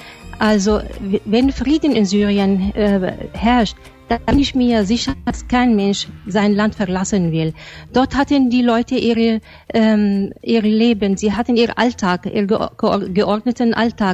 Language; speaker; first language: German; non-native, fluent; Arabic